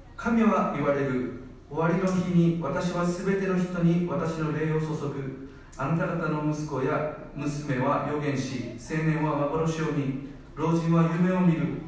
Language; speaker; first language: Japanese; non-native, fluent; Korean